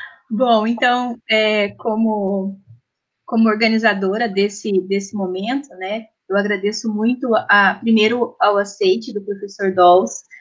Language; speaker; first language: Portuguese; native; Portuguese